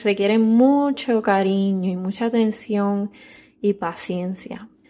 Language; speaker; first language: Spanish; early bilingual, heritage; Spanish